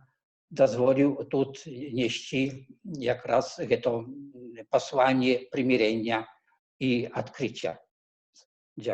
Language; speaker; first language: Polish; non-native, learner; Belarusian